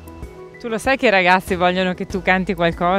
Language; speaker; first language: Italian; native; Italian